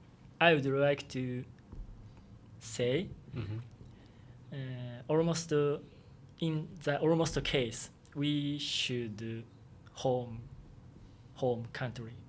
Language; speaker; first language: English; non-native, learner; Japanese